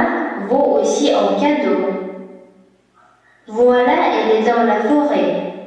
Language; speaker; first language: French; non-native, learner; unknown